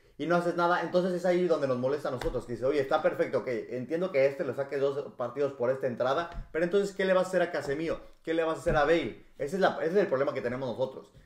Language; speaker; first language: Spanish; native; Spanish